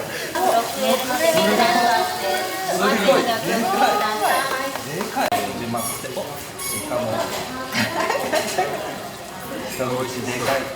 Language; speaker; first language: Japanese; native; Japanese